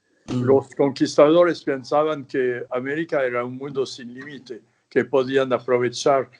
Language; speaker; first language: Spanish; non-native, fluent; French